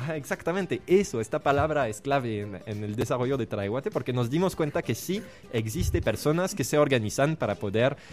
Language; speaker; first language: Spanish; non-native, fluent; French